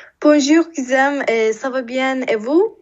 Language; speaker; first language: French; non-native, learner; Turkish